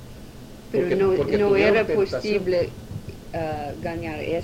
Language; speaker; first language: Spanish; non-native, learner; English